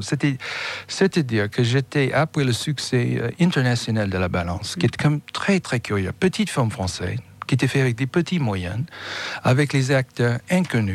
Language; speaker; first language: French; non-native, fluent; English